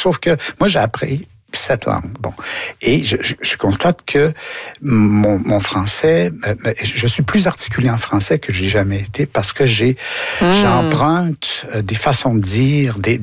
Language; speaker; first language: French; native; French